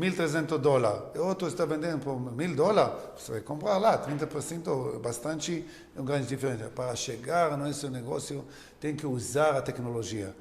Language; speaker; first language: Portuguese; non-native, learner; Hebrew